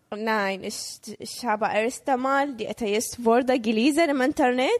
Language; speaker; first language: German; non-native, learner; Arabic